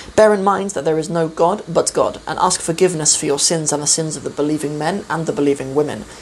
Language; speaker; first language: English; native; English